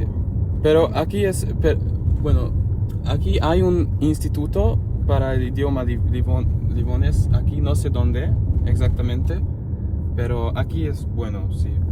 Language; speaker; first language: Spanish; non-native, learner; Hungarian